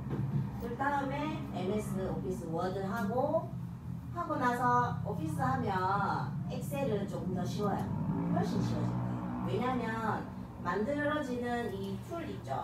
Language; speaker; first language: Korean; native; Korean